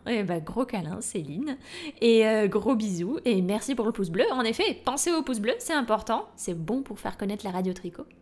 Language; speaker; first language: French; native; French